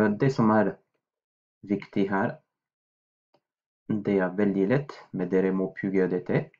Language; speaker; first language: Norwegian; non-native, fluent; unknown